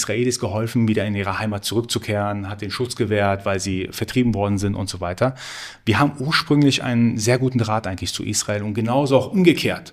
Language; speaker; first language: German; early bilingual, other home language; Persian